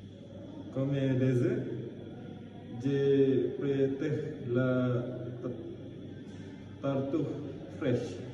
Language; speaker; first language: French; non-native, learner; Malay